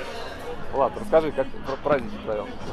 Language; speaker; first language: Russian; native; Russian